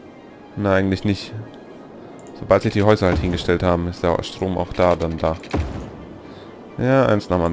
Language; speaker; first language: German; native; German